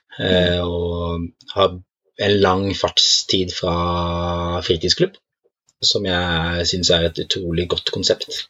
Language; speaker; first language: Norwegian; native; Norwegian